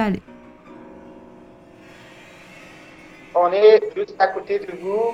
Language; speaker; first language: French; non-native, local second language; Persian